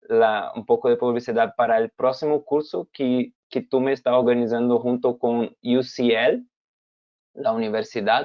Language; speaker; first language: Spanish; non-native, fluent; Portuguese